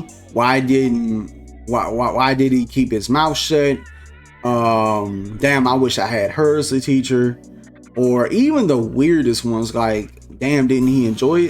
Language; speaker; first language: English; native; English